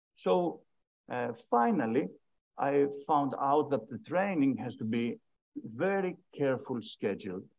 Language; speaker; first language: English; non-native, fluent; Greek